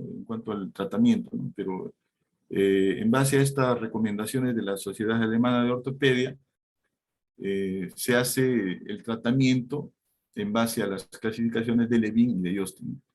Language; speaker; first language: Spanish; native; Spanish